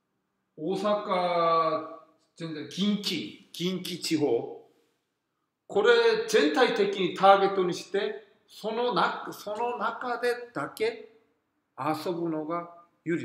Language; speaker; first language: Japanese; non-native, fluent; Korean